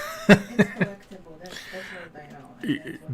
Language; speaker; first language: English; native; English